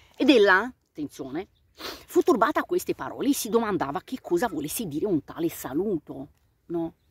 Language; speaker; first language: Italian; non-native, fluent; Romanian